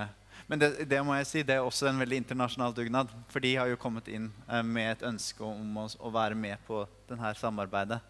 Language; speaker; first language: Norwegian; native; Norwegian